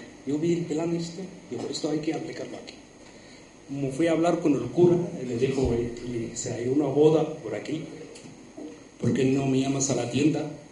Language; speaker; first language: Spanish; non-native, fluent; Arabic